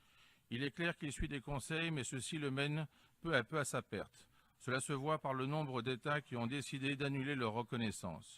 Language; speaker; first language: French; non-native, fluent; Greek